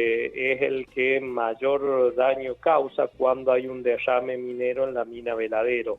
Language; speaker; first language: Spanish; native; Spanish